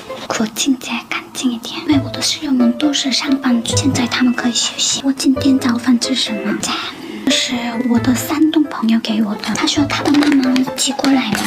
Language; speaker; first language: Chinese; non-native, learner; Korean